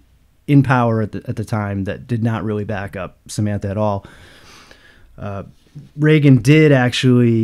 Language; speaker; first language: English; native; English